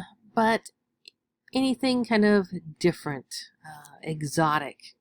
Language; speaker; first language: English; native; English